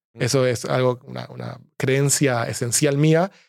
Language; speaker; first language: Spanish; native; Spanish